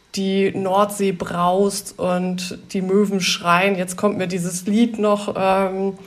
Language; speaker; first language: German; native; German